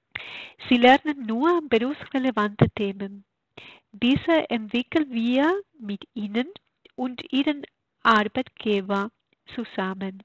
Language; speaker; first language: German; non-native, fluent; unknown